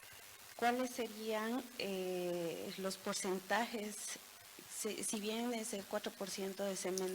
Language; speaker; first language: Spanish; native; Spanish